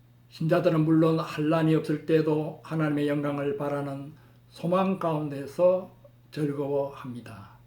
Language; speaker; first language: Korean; native; Korean